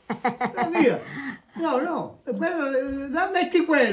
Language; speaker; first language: Italian; native; Italian